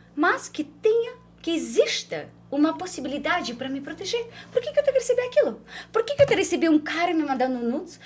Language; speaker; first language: Portuguese; non-native, fluent; Ukrainian